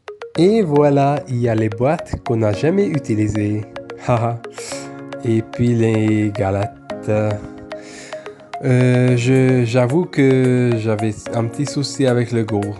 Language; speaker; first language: French; non-native, fluent; Hungarian